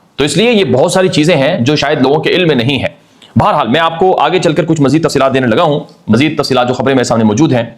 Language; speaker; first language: Urdu; native; Urdu